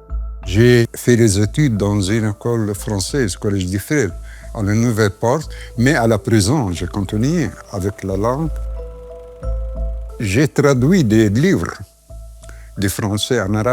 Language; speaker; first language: French; non-native, fluent; Arabic